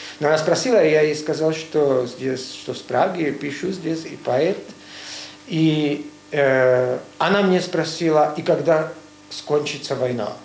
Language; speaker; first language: Russian; non-native, learner; Czech